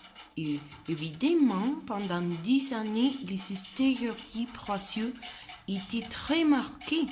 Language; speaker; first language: French; non-native, learner; Spanish